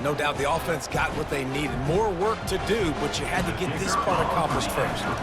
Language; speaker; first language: English; native; English